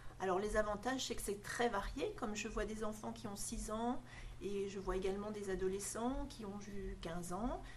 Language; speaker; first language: French; native; French